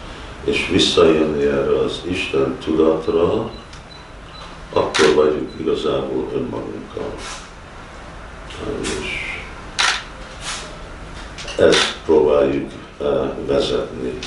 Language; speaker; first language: Hungarian; early bilingual, heritage; Hungarian